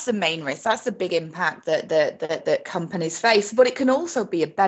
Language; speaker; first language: English; native; English